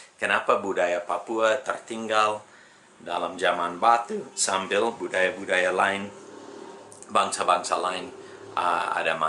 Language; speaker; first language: Indonesian; non-native, fluent; English